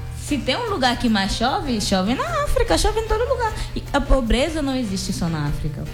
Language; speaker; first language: Portuguese; non-native, local second language; Upper Guinea Crioulo